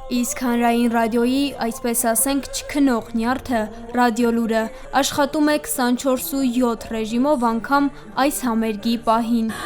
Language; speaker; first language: Armenian; native; Armenian